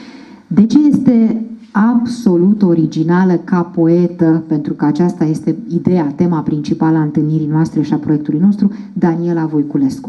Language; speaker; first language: Romanian; native; Romanian